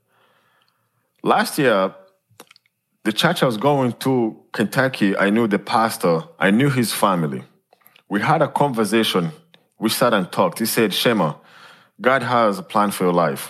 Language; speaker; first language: English; non-native, local second language; Kinyarwanda